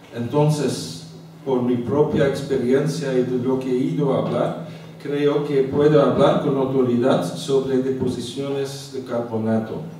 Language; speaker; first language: Spanish; non-native, fluent; Dutch